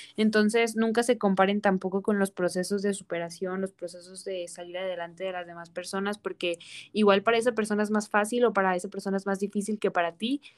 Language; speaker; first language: Spanish; native; Spanish